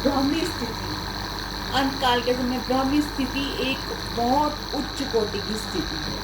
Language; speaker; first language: Hindi; native; Hindi